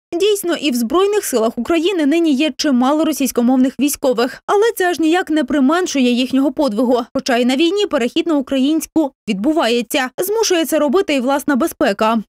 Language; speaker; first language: Ukrainian; native; Ukrainian